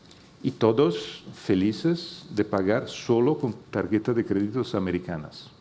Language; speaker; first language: Spanish; non-native, fluent; Italian